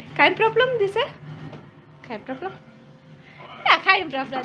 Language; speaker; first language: German; non-native, learner; Tamil